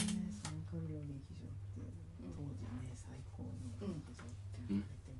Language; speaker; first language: Japanese; native; Japanese